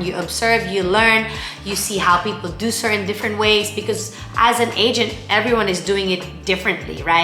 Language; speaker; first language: English; non-native, local second language; Filipino